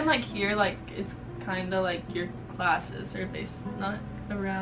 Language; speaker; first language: English; native; English